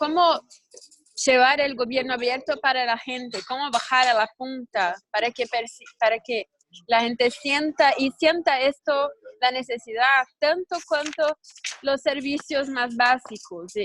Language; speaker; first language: Spanish; non-native, learner; Portuguese